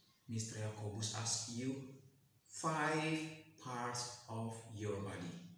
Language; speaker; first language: English; non-native, fluent; Indonesian